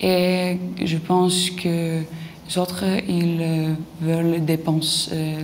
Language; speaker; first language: French; non-native, learner; Lithuanian